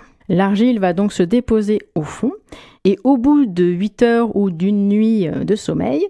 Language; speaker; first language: French; native; French